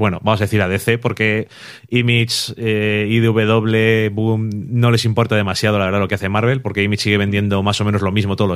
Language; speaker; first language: Spanish; native; Spanish